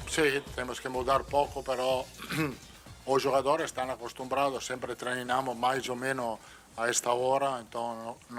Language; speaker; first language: Portuguese; non-native, fluent; Italian